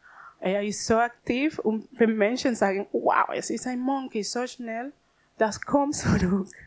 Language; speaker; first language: German; non-native, learner; Spanish